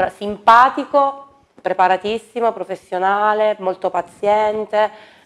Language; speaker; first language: Italian; native; Italian